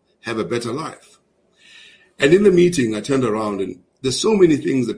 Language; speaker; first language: English; non-native, local second language; Zulu